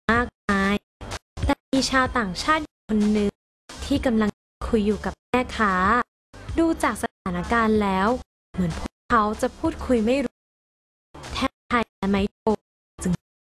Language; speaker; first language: Thai; native; Thai